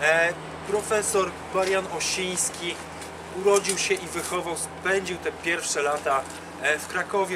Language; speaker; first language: Polish; native; Polish